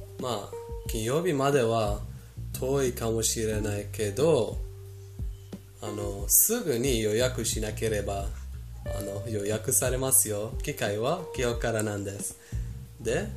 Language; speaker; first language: Japanese; non-native, fluent; Persian